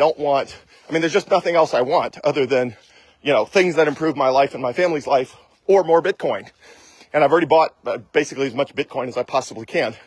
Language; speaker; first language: English; native; English